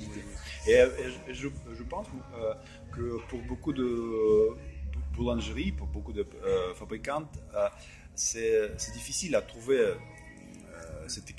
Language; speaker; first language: French; non-native, fluent; Russian